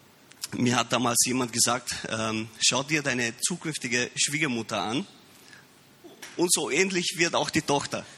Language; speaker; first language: German; early bilingual, heritage; Romanian